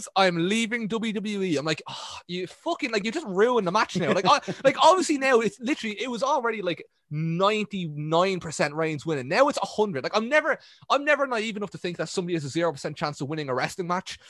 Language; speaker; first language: English; native; English